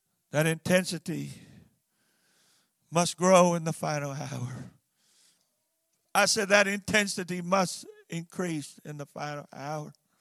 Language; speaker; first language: English; native; English